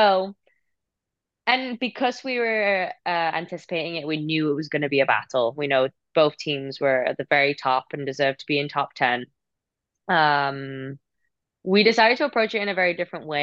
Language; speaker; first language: English; native; English